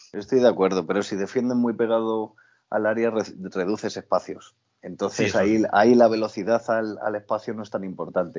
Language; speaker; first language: Spanish; native; Spanish